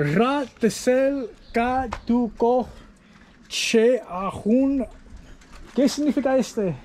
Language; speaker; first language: Spanish; non-native, learner; English